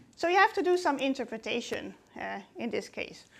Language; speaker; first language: English; non-native, fluent; Dutch